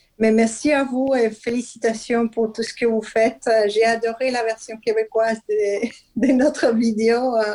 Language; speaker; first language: French; non-native, fluent; Spanish